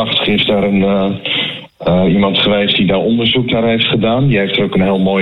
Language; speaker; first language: Dutch; native; Dutch